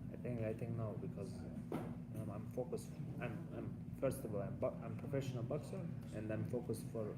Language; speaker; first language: English; non-native, learner; Russian